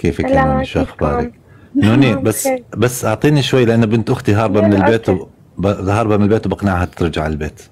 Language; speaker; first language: Arabic; native; Arabic